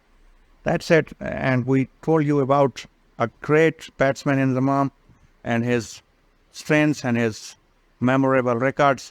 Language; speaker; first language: English; non-native, local second language; Urdu